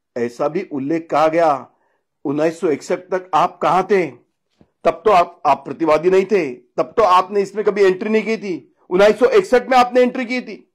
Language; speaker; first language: Hindi; non-native, local second language; Marathi